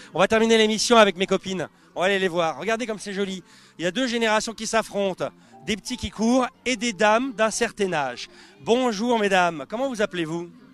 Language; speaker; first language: French; native; French